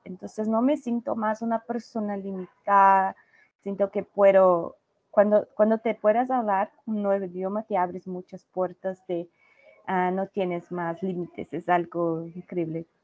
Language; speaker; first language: Spanish; non-native, learner; Portuguese